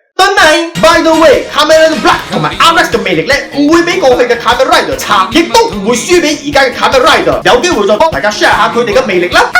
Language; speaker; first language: Cantonese; native; Cantonese